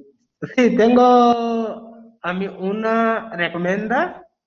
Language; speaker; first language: Spanish; non-native, learner; Bangla